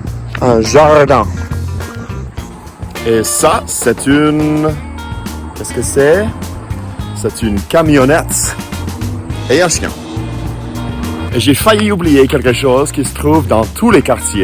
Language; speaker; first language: French; non-native, fluent; English